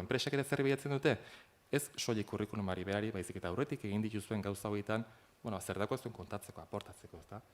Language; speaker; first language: Basque; native; Basque